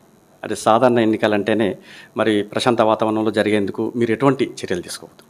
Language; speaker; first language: Telugu; native; Telugu